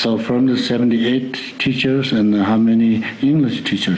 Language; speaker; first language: English; non-native, learner; Tibetan